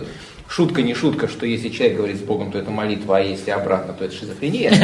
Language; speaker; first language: Russian; native; Russian